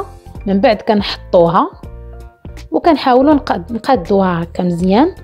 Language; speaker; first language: Arabic; native; Arabic